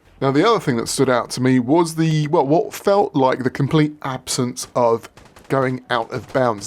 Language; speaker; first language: English; native; English